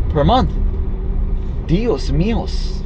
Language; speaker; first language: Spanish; non-native, learner; English